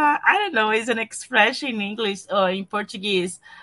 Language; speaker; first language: English; non-native, learner; Portuguese